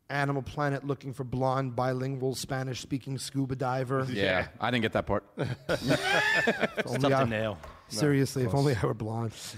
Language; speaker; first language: English; native; English